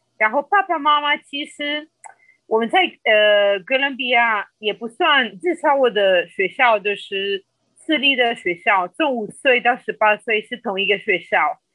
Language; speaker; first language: Chinese; non-native, fluent; Spanish